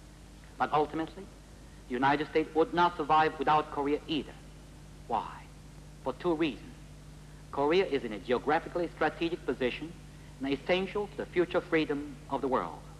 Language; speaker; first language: English; non-native, local second language; Korean